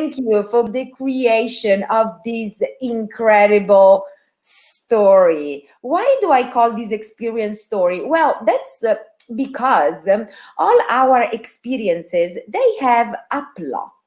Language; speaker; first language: English; non-native, fluent; Italian